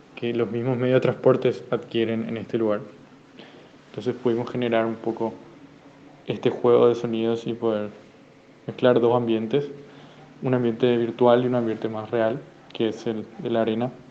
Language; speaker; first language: Spanish; native; Spanish